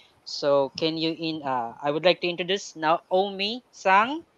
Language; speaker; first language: English; non-native, local second language; Filipino